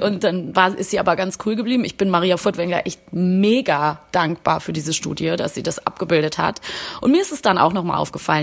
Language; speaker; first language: German; native; German